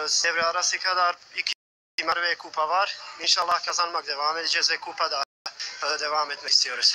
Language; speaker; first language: Turkish; non-native, learner; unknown